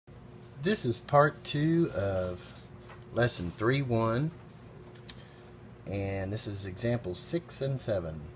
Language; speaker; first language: English; native; English